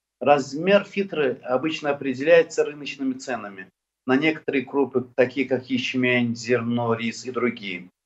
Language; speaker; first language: Russian; non-native, local second language; Azerbaijani